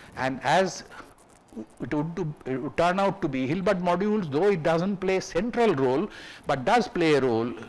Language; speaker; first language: English; non-native, local second language; Bangla